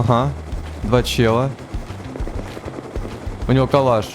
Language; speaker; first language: Russian; native; Russian